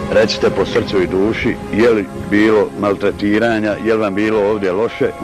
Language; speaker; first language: Bosnian; native; Bosnian